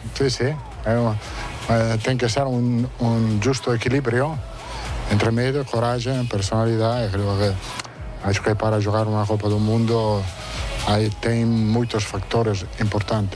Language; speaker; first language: Portuguese; non-native, fluent; Italian